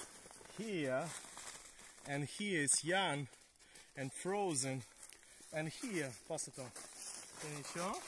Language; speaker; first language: English; non-native, learner; Ukrainian